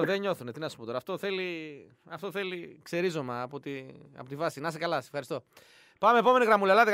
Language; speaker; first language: Greek; native; Greek